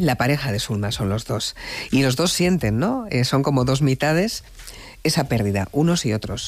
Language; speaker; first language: Spanish; native; Spanish